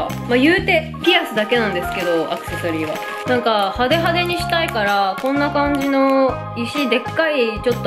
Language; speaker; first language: Japanese; native; Japanese